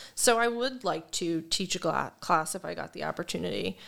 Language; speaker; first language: English; native; English